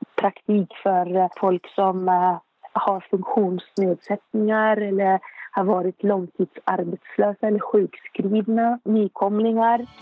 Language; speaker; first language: Swedish; non-native, fluent; Arabic